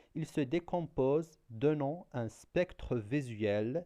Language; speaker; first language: French; non-native, local second language; Arabic